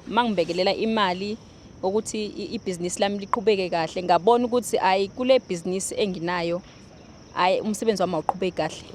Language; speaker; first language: Zulu; native; Zulu